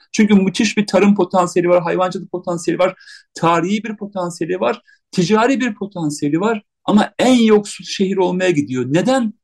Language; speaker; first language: Turkish; native; Turkish